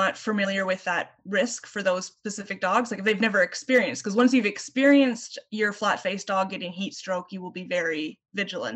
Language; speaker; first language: English; native; English